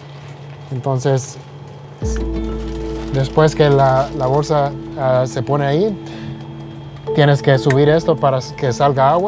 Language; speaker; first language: Spanish; early bilingual, heritage; Spanish